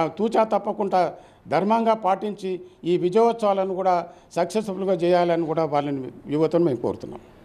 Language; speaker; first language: Telugu; native; Telugu